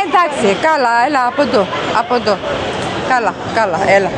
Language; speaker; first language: Greek; non-native, learner; Armenian